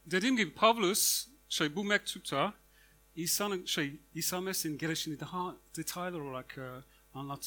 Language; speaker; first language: Turkish; non-native, fluent; English